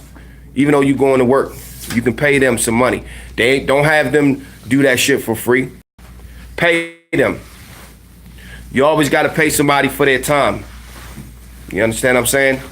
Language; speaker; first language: English; native; English